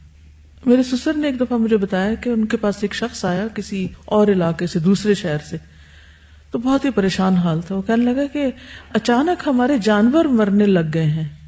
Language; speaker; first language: Urdu; native; Urdu